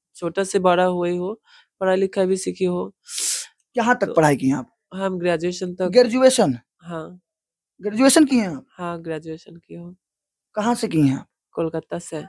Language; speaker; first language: Hindi; non-native, local second language; Bangla